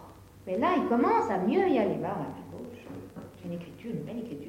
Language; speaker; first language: French; native; French